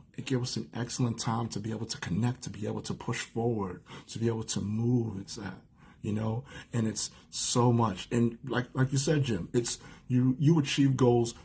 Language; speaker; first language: English; native; English